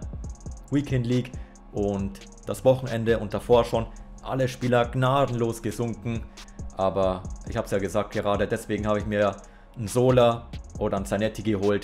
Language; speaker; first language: German; native; German